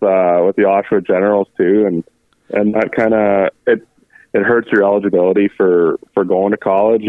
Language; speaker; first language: English; native; English